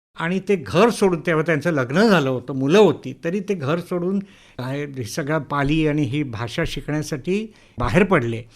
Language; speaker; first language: Marathi; native; Marathi